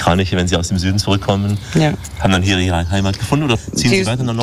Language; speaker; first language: German; native; German